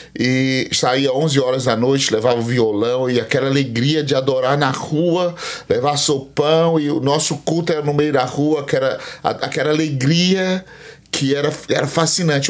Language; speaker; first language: Portuguese; native; Portuguese